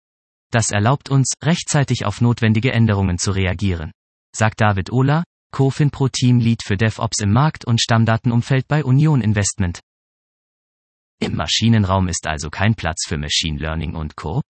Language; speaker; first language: German; native; German